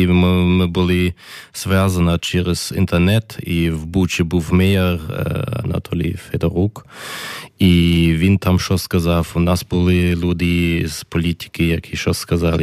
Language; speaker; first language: Ukrainian; non-native, learner; German